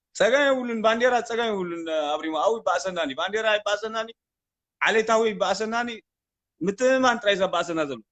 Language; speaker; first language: Tigrinya; native; Tigrinya